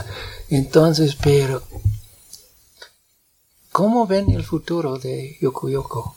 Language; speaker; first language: Spanish; non-native, fluent; English